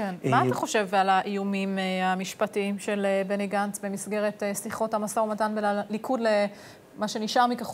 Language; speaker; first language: Hebrew; native; Hebrew